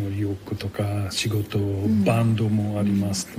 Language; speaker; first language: Japanese; non-native, learner; English